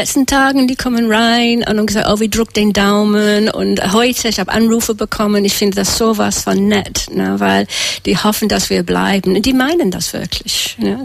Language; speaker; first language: German; non-native, fluent; English